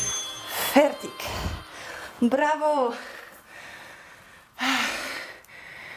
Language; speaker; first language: German; non-native, learner; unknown